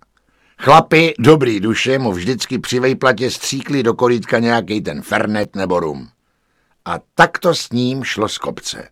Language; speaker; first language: Czech; native; Czech